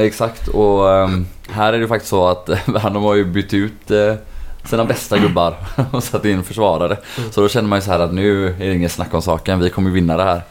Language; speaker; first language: Swedish; native; Swedish